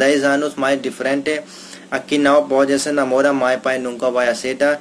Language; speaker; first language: Portuguese; non-native, learner; Hindi